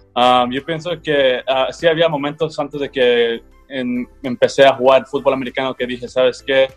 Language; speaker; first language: Spanish; early bilingual, heritage; Spanish